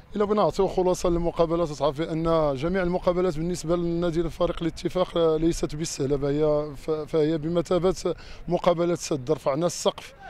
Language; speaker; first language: Arabic; native; Arabic